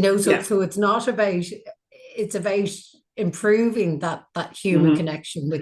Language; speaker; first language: English; native; English